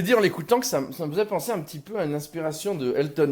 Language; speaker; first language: French; native; French